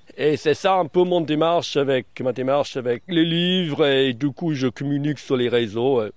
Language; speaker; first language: French; early bilingual, other home language; English